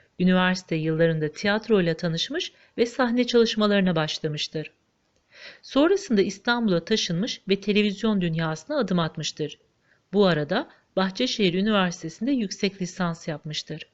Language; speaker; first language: Turkish; native; Turkish